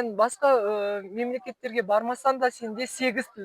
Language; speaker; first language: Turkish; non-native, learner; Kazakh